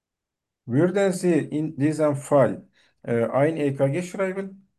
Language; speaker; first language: German; non-native, learner; Turkish